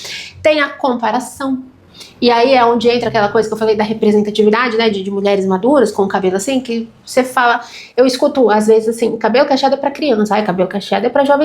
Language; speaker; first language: Portuguese; native; Portuguese